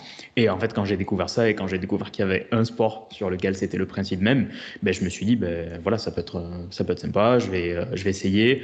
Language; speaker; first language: French; native; French